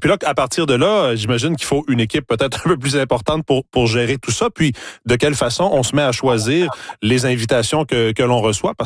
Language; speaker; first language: French; native; French